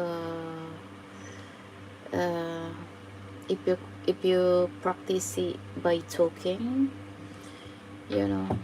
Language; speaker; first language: English; non-native, fluent; Filipino